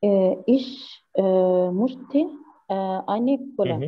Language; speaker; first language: German; non-native, learner; Arabic